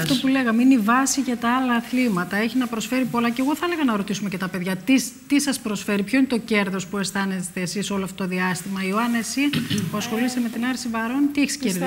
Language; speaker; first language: Greek; native; Greek